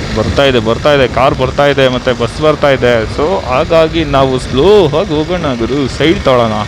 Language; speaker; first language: Kannada; native; Kannada